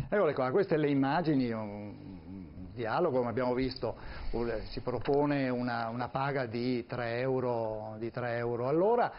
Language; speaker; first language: Italian; native; Italian